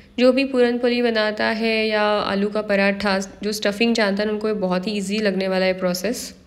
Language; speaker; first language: Hindi; non-native, local second language; Marathi